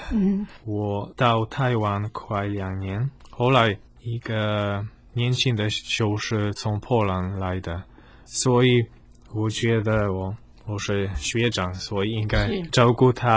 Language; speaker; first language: Chinese; non-native, fluent; Polish